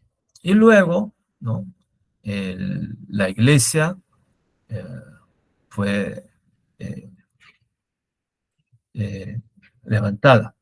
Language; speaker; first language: Spanish; non-native, learner; Korean